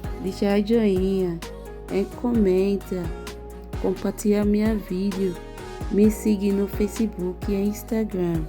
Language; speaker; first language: Portuguese; non-native, learner; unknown